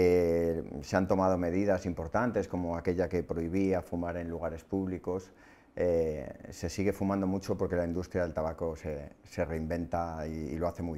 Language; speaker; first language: Spanish; native; Spanish